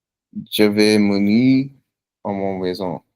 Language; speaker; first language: French; non-native, learner; Punjabi